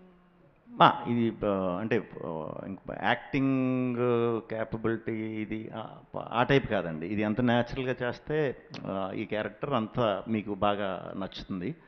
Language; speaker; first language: Telugu; native; Telugu